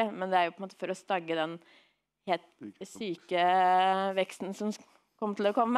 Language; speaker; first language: Norwegian; native; Norwegian